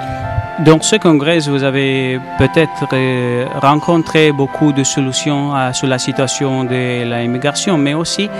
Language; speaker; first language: French; non-native, learner; Spanish